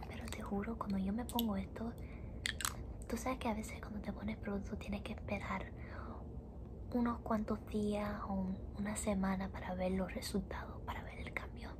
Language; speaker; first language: Spanish; early bilingual, heritage; Spanish